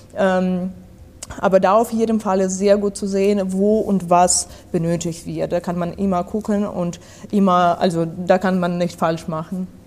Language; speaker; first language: German; non-native, fluent; Ukrainian